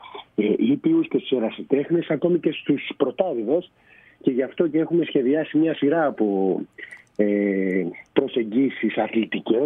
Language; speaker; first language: Greek; native; Greek